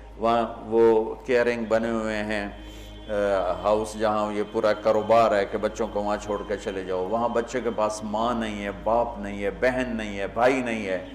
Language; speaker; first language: Urdu; non-native, local second language; Punjabi